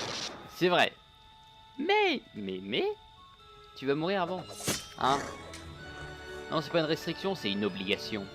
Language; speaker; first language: French; native; French